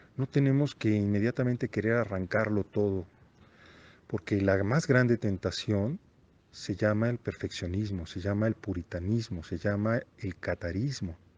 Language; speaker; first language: Spanish; non-native, fluent; Italian